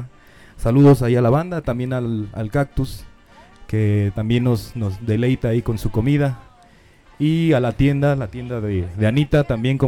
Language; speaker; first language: Spanish; native; Spanish